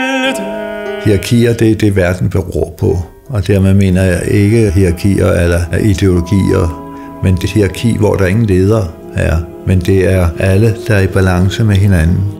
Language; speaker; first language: Danish; native; Danish